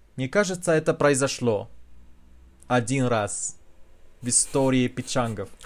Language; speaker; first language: Russian; non-native, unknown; Spanish